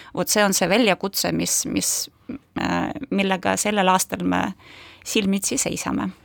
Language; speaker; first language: Estonian; non-native, local second language; Russian